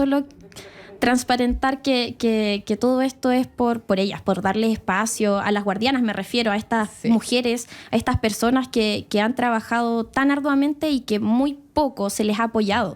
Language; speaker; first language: Spanish; native; Spanish